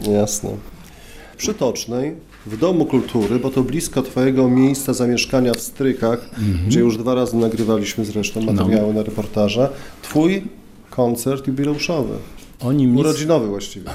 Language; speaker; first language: Polish; native; Polish